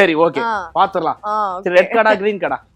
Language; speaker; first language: Tamil; native; Tamil